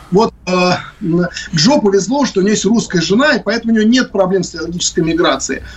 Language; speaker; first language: Russian; native; Russian